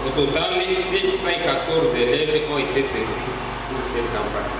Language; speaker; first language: French; non-native, local second language; Swahili